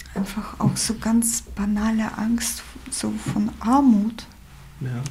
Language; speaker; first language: German; non-native, fluent; Ukrainian